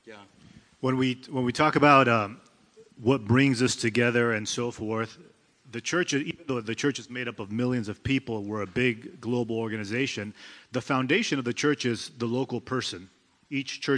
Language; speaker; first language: English; early bilingual, other home language; Spanish